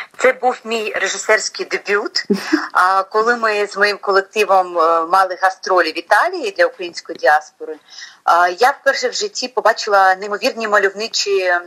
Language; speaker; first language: Ukrainian; native; Ukrainian